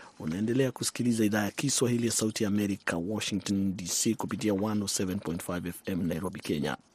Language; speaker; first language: Swahili; non-native, local second language; Kikuyu